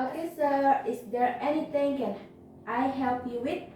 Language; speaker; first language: English; non-native, learner; Indonesian